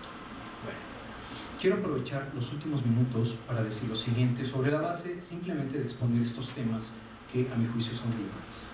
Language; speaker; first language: Spanish; native; Spanish